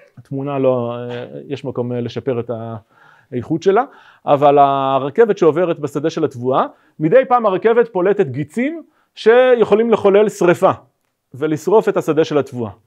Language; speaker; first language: Hebrew; native; Hebrew